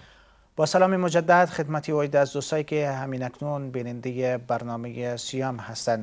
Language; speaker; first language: Persian; native; Persian